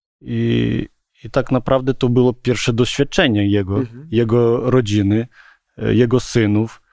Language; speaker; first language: Polish; non-native, learner; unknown